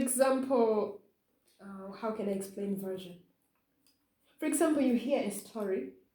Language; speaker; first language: English; non-native, fluent; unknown